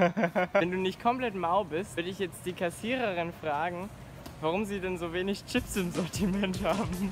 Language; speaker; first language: German; native; German